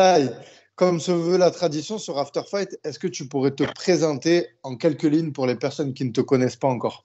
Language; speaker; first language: French; native; French